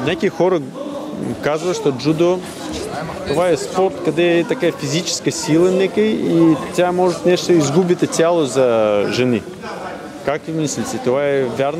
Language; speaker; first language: Bulgarian; non-native, learner; Russian